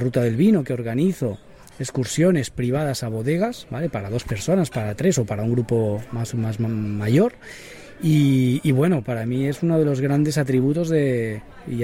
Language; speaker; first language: Spanish; native; Spanish